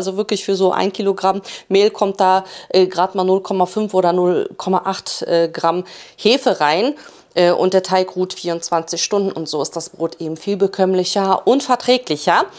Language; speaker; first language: German; early bilingual, other home language; Polish